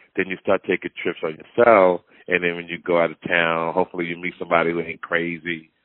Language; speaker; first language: English; native; English